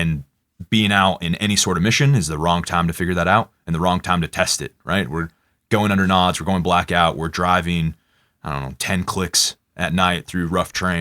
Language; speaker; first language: English; native; English